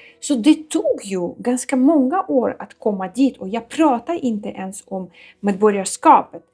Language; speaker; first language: Swedish; non-native, fluent; Ukrainian